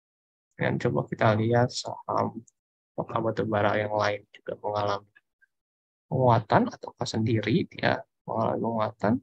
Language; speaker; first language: Indonesian; native; Indonesian